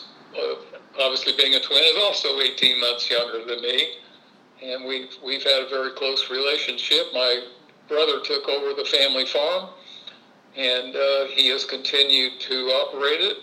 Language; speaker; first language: English; native; English